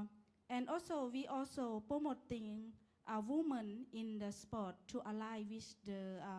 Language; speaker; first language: English; non-native, learner; Lao